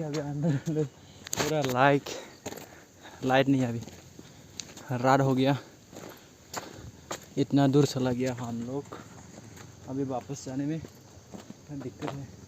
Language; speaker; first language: Hindi; non-native, local second language; Assamese